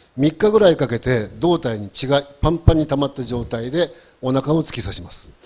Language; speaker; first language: Japanese; native; Japanese